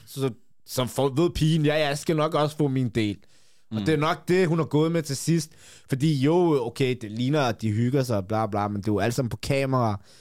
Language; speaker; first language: Danish; early bilingual, other home language; Kurdish